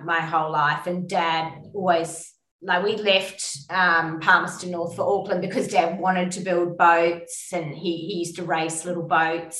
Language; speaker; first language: English; native; English